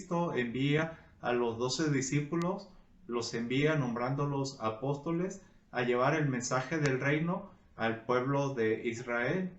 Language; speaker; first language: Spanish; native; Spanish